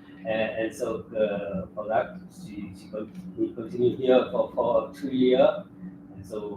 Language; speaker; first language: English; non-native, fluent; French